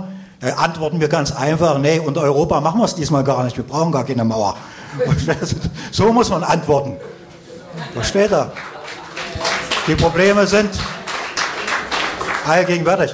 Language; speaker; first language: German; native; German